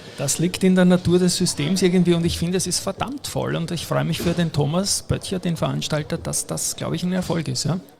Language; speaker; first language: German; native; German